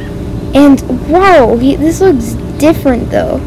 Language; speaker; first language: English; native; English